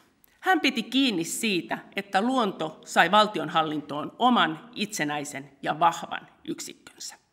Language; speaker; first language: Finnish; native; Finnish